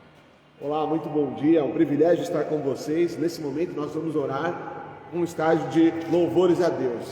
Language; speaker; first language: Portuguese; native; Portuguese